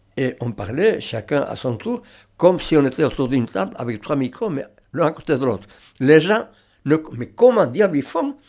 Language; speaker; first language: French; non-native, local second language; Basque